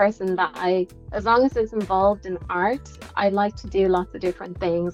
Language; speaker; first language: English; native; English